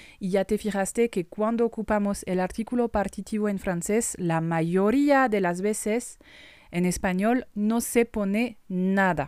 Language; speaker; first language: Spanish; non-native, fluent; French